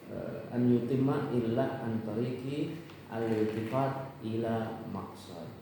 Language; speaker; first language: Arabic; non-native, fluent; Indonesian